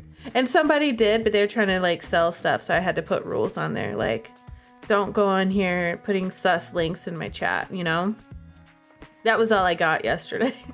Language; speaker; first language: English; native; English